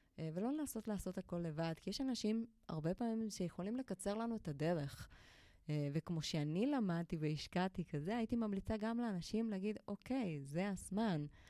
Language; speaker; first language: Hebrew; non-native, fluent; Spanish